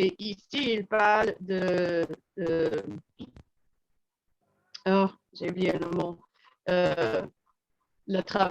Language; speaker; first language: French; non-native, learner; English